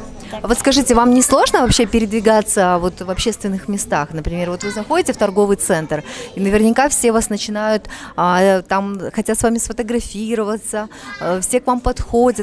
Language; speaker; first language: Russian; native; Russian